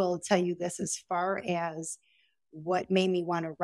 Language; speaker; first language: English; native; English